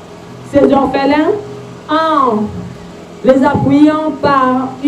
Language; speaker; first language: French; non-native, local second language; Lingala